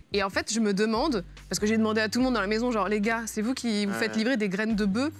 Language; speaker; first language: French; native; French